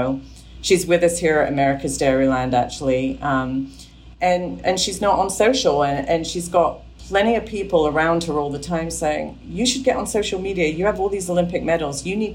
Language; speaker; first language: English; native; English